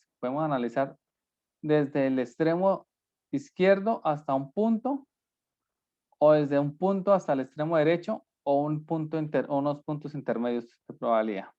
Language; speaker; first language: Spanish; native; Spanish